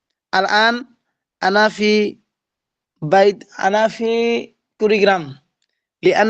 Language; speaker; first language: Arabic; non-native, learner; Bangla